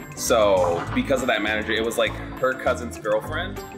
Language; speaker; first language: English; native; English